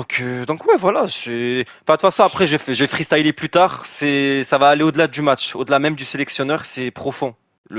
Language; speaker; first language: French; native; French